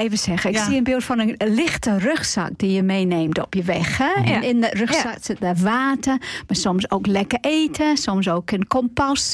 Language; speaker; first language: Dutch; non-native, fluent; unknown